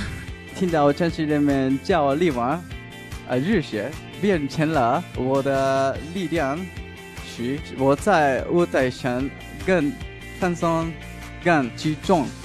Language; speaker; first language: Chinese; non-native, learner; Japanese